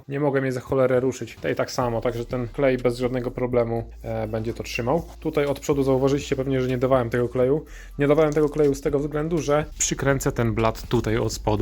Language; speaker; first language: Polish; native; Polish